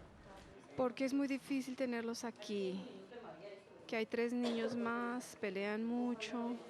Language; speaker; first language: Spanish; native; Spanish